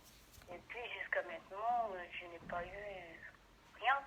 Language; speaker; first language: French; non-native, learner; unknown